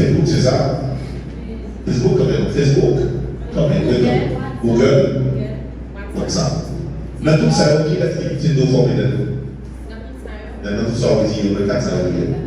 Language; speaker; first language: French; non-native, local second language; Haitian Creole